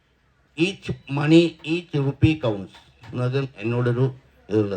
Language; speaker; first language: Malayalam; non-native, local second language; Tamil